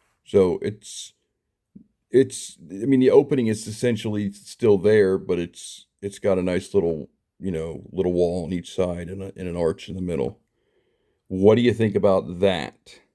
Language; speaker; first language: English; native; English